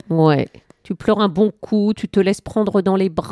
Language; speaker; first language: French; native; French